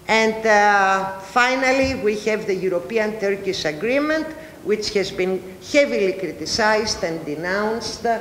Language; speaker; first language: English; non-native, fluent; Greek